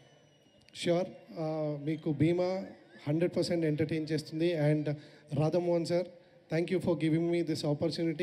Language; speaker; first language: Telugu; non-native, learner; Kannada